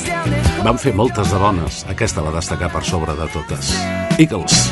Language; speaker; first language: Catalan; native; Catalan